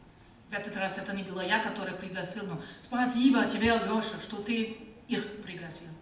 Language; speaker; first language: Russian; non-native, learner; German